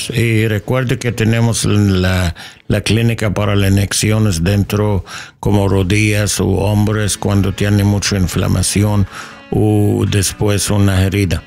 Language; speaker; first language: Spanish; non-native, learner; English